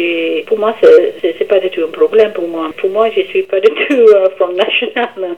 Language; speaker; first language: French; non-native, fluent; English